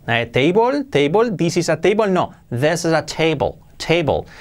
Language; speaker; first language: English; non-native, fluent; Spanish